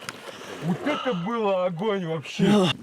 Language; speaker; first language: Russian; native; Russian